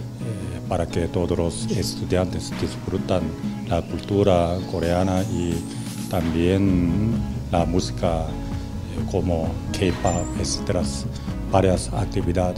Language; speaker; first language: Spanish; non-native, learner; Korean